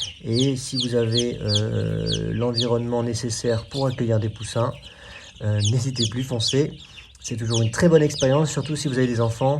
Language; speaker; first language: French; native; French